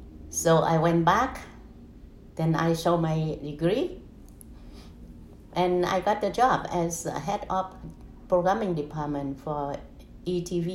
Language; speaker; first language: English; non-native, fluent; Vietnamese